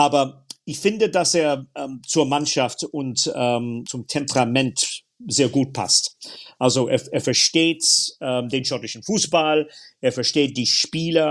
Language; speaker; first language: German; non-native, fluent; English